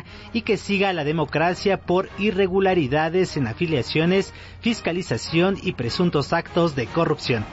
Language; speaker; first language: Spanish; native; Spanish